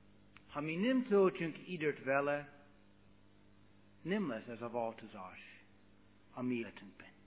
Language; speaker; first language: Hungarian; non-native, fluent; English